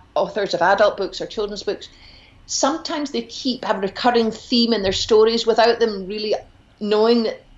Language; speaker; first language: English; native; English